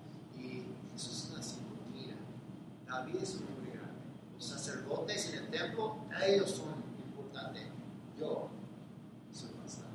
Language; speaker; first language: Spanish; non-native, fluent; English